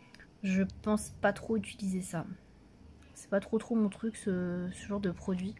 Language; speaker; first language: French; native; French